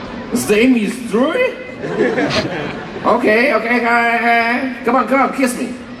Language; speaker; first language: English; non-native, learner; Polish